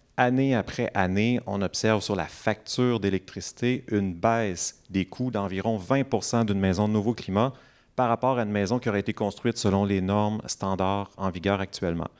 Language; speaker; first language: French; native; French